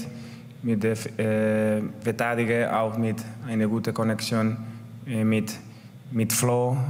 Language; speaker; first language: German; non-native, learner; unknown